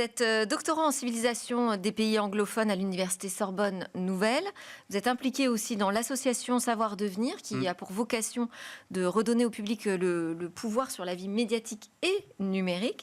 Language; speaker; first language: French; native; French